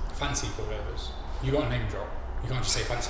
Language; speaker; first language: English; native; English